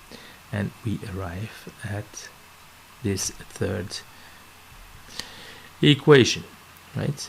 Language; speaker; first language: English; non-native, fluent; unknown